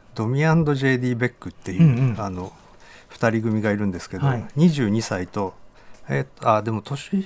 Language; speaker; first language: Japanese; native; Japanese